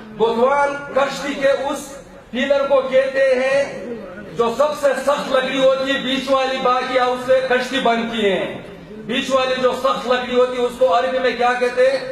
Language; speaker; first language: Urdu; non-native, local second language; Pashto